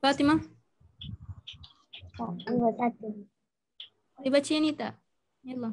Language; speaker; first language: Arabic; non-native, fluent; Malay